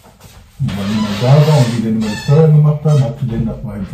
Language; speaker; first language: German; native; German